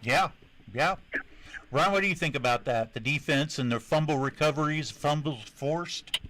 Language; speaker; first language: English; native; English